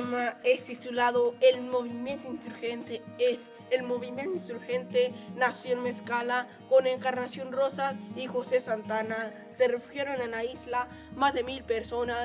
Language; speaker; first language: Spanish; native; Spanish